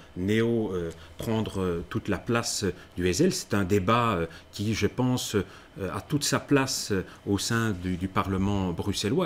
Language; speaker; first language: French; native; French